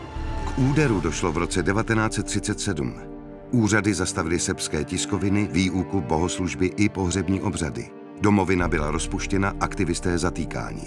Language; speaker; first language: Czech; native; Czech